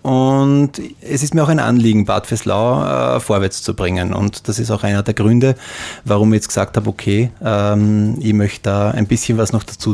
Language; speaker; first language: German; native; German